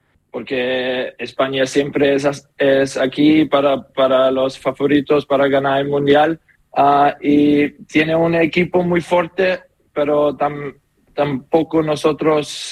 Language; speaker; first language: Spanish; non-native, learner; German